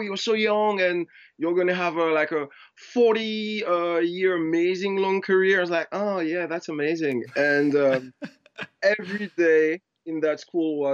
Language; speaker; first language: English; non-native, fluent; French